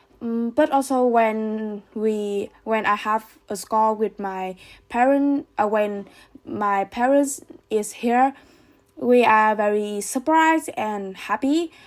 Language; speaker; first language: English; non-native, learner; Vietnamese